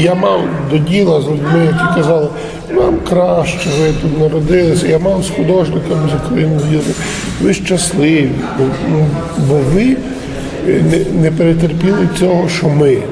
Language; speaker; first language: Ukrainian; early bilingual, heritage; Ukrainian